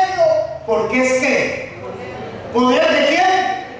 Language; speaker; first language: Spanish; native; Spanish